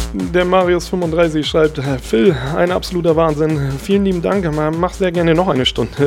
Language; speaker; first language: German; native; German